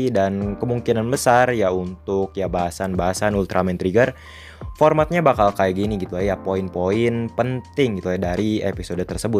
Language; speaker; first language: Indonesian; native; Indonesian